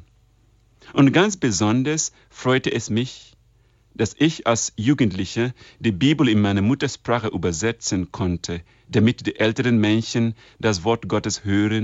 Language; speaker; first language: German; non-native, fluent; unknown